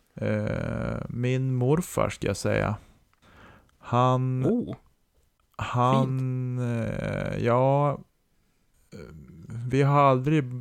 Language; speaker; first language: Swedish; native; Swedish